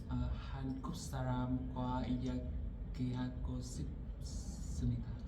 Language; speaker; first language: Korean; non-native, learner; Vietnamese